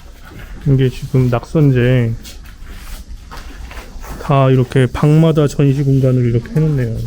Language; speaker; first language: Korean; native; Korean